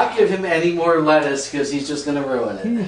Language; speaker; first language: English; native; English